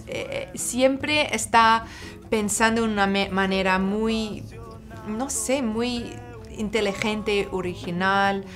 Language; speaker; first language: Spanish; non-native, fluent; English